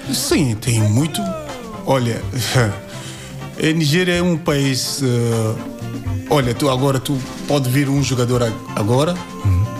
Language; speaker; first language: Portuguese; non-native, learner; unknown